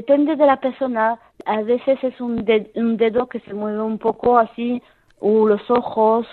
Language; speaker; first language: Spanish; non-native, fluent; French